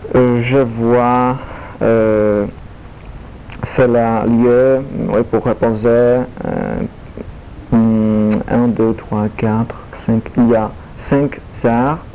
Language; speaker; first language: French; non-native, learner; Polish